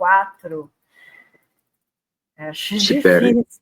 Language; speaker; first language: Portuguese; native; Portuguese